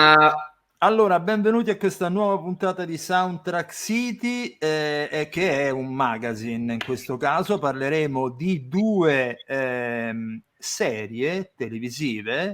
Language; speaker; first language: Italian; native; Italian